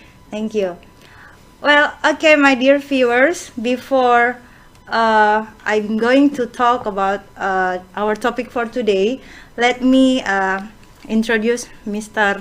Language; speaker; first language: English; non-native, fluent; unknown